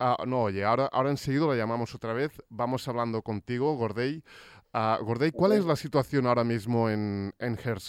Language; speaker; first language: Spanish; non-native, local second language; Catalan